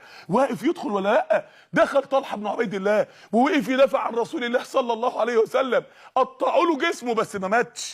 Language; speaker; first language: Arabic; native; Arabic